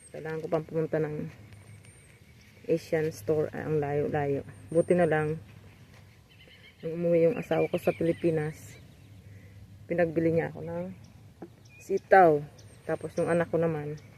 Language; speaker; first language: Filipino; non-native, local second language; Bikol